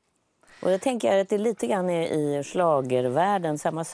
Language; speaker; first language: Swedish; native; Swedish